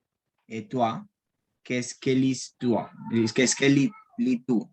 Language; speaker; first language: French; non-native, learner; Spanish